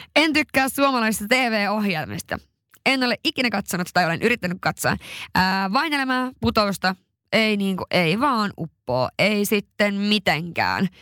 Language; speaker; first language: Finnish; native; Finnish